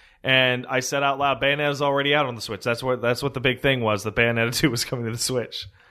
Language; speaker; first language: English; early bilingual, other home language; French